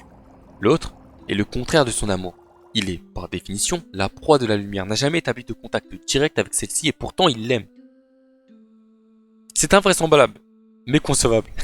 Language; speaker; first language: French; native; French